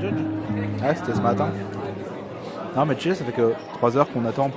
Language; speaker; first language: French; native; French